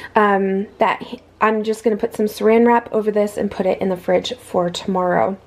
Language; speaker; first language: English; native; English